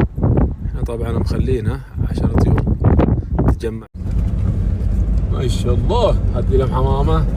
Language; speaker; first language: Arabic; native; Arabic